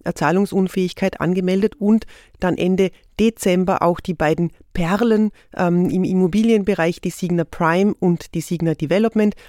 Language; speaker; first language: German; native; German